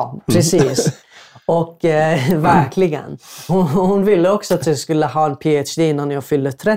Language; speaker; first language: Swedish; non-native, fluent; Arabic